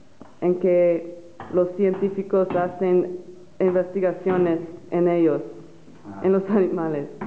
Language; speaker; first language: Spanish; non-native, learner; English